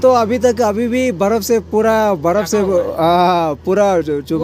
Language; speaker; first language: Hindi; non-native, local second language; Kannada